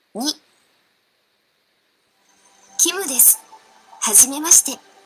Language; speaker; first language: Japanese; non-native, learner; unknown